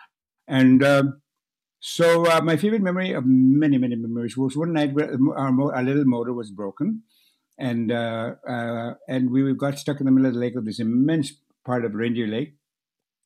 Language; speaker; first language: English; non-native, fluent; Cree